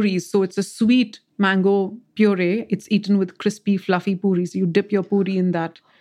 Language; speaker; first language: English; non-native, local second language; Marathi